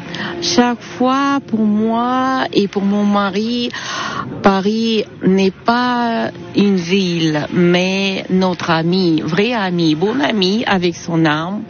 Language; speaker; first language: French; non-native, learner; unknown